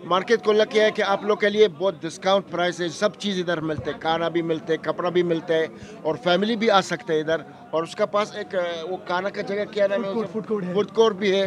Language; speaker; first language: Hindi; non-native, learner; Arabic